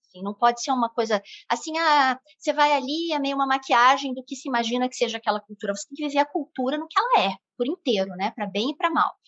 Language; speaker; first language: Portuguese; native; Portuguese